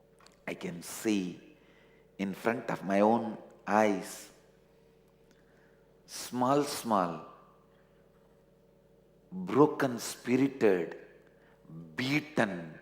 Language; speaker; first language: English; non-native, local second language; Tamil